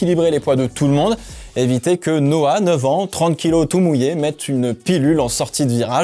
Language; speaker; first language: French; native; French